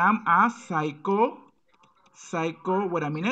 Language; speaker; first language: English; non-native, fluent; Spanish